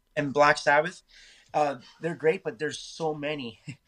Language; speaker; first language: English; native; English